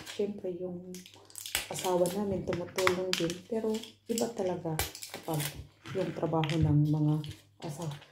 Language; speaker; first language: Filipino; non-native, local second language; Cebuano